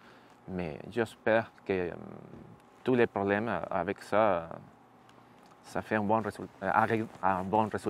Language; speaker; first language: French; non-native, learner; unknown